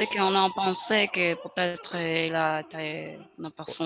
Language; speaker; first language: French; non-native, learner; Spanish